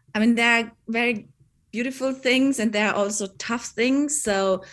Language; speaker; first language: English; non-native, fluent; German